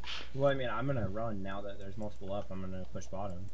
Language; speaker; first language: English; native; English